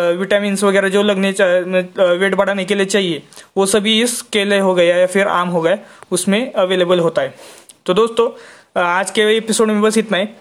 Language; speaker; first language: Hindi; non-native, local second language; Marathi